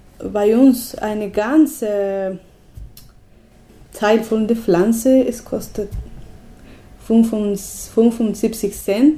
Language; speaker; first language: German; non-native, learner; Spanish